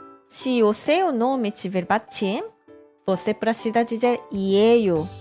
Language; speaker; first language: Portuguese; non-native, fluent; Korean